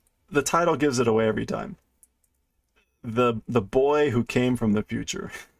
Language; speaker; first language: English; native; English